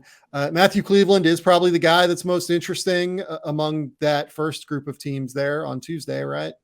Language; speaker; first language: English; native; English